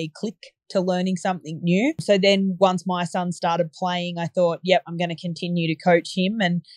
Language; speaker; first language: English; native; English